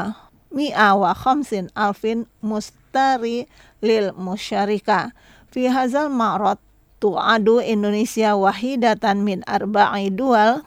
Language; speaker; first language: Arabic; non-native, fluent; Indonesian